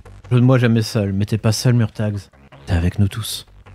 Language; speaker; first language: French; native; French